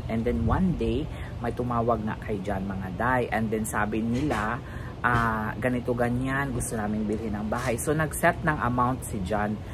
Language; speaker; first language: Filipino; non-native, local second language; Cebuano